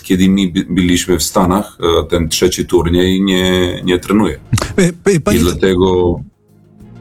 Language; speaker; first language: Polish; non-native, learner; Serbian